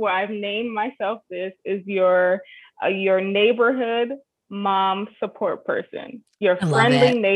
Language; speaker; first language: English; native; English